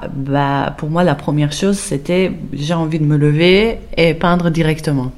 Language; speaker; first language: French; non-native, fluent; Persian